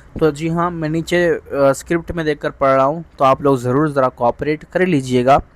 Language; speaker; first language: Urdu; native; Urdu